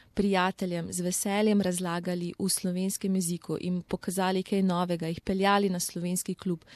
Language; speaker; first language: Slovenian; native; Slovenian